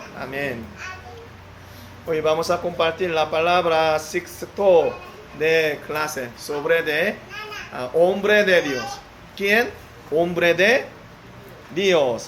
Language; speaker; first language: Spanish; non-native, learner; Korean